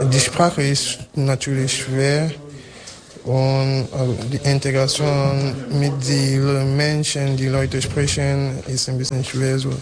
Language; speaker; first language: German; non-native, learner; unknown